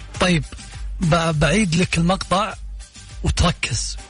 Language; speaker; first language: Arabic; native; Arabic